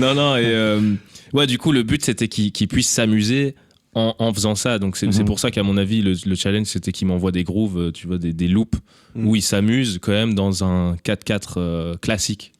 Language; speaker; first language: French; native; French